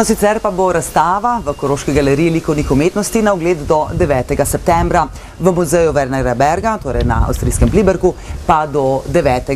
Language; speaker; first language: Slovenian; native; Slovenian